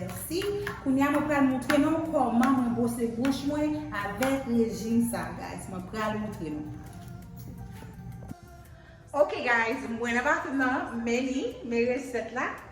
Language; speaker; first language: French; non-native, learner; Haitian Creole